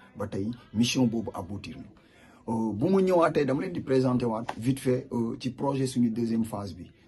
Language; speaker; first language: Wolof; non-native, local second language; Jola-Fonyi